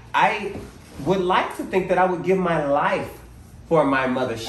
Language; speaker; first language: English; native; English